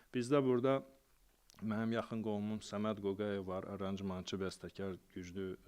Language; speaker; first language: Azerbaijani; non-native, local second language; Avaric